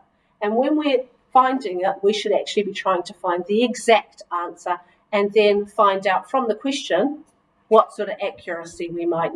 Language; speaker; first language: English; native; English